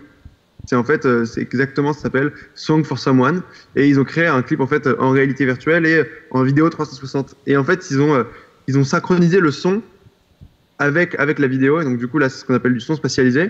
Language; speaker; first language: French; native; French